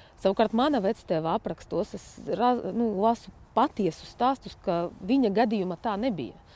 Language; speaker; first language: Latvian; non-native, fluent; Russian